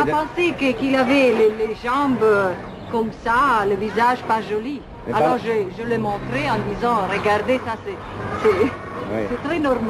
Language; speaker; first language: French; non-native, fluent; Italian